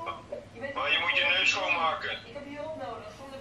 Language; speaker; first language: Dutch; native; Dutch